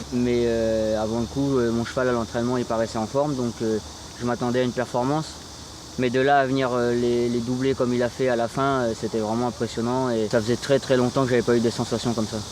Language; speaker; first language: French; native; French